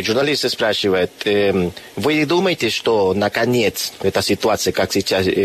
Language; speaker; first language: Russian; non-native, learner; Spanish